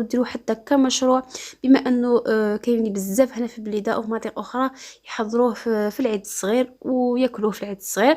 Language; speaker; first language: Arabic; native; Arabic